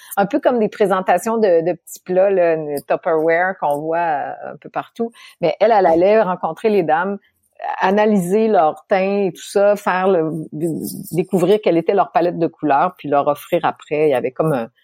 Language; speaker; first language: French; native; French